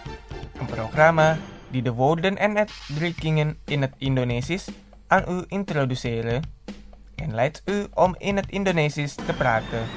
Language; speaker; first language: Dutch; non-native, fluent; Indonesian